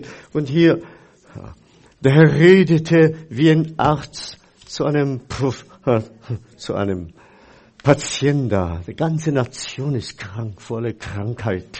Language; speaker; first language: German; non-native, fluent; Chinese